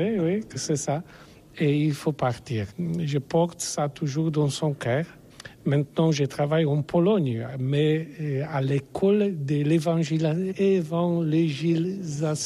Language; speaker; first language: French; non-native, learner; Polish